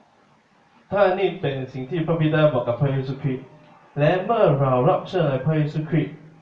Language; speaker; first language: Thai; non-native, fluent; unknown